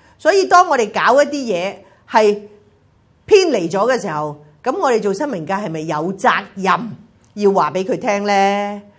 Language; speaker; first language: Cantonese; native; Cantonese